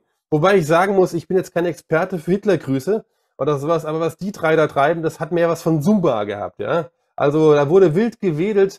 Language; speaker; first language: German; native; German